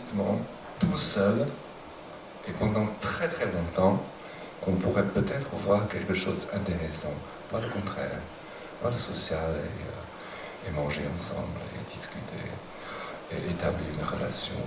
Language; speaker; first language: French; non-native, fluent; Chinese